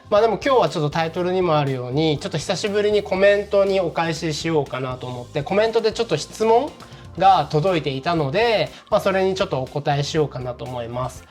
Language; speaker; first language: Japanese; native; Japanese